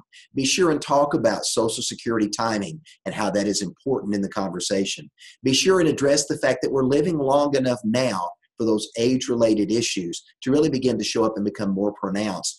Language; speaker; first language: English; native; English